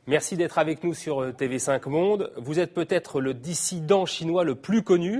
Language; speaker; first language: French; native; French